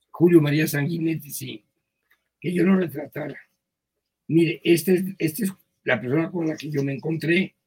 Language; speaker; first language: Spanish; early bilingual, other home language; Yiddish